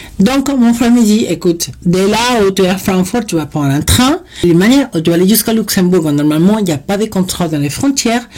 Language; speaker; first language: French; non-native, fluent; Spanish